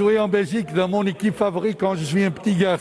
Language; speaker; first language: French; non-native, local second language; Dutch